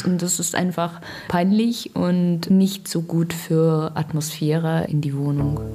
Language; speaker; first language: German; non-native, learner; Russian